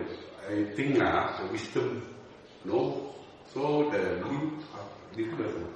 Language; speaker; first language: English; non-native, learner; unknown